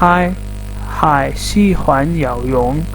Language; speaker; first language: Chinese; non-native, fluent; Urdu